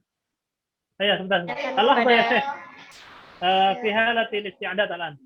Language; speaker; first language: Arabic; non-native, fluent; Indonesian